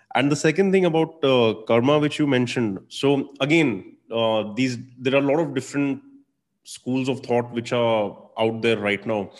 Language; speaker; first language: English; non-native, local second language; Hindi